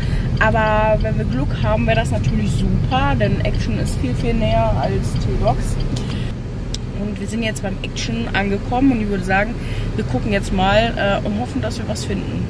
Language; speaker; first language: German; native; German